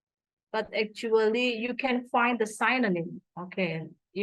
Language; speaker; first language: English; non-native, fluent; Indonesian